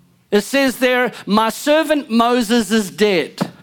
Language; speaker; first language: English; native; English